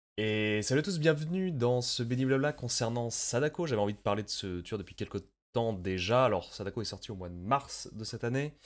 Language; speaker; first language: French; native; French